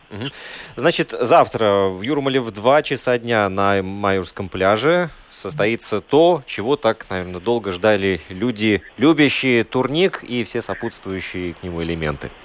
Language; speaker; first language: Russian; native; Russian